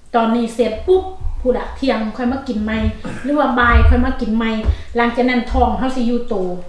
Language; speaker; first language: Thai; native; Thai